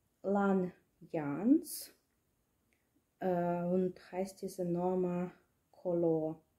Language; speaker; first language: German; non-native, learner; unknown